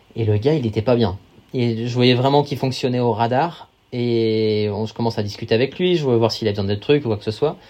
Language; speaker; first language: French; native; French